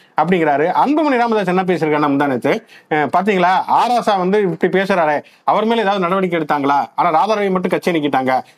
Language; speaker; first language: Tamil; native; Tamil